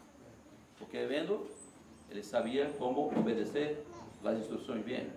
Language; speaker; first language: Spanish; non-native, learner; Portuguese